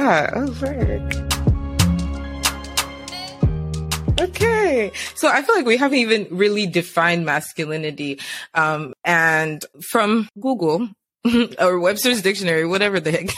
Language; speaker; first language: English; non-native, local second language; Yoruba